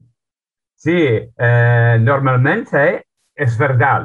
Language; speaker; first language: Spanish; non-native, learner; English